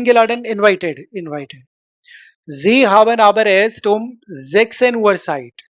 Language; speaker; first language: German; non-native, fluent; Hindi